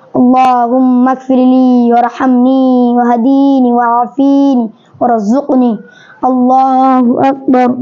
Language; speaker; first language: Arabic; non-native, learner; Bangla